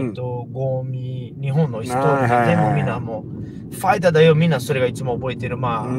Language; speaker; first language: Japanese; non-native, learner; Portuguese